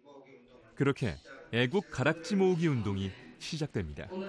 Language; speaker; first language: Korean; native; Korean